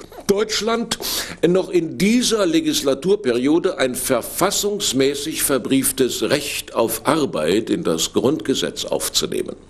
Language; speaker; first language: German; native; German